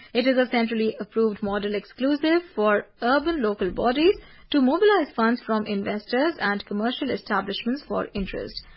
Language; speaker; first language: English; non-native, local second language; Urdu